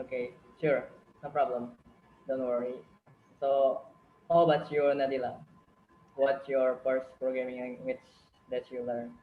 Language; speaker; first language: English; non-native, learner; Indonesian